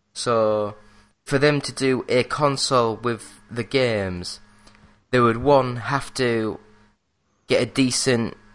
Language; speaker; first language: English; native; English